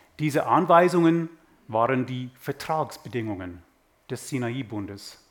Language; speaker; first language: German; non-native, fluent; English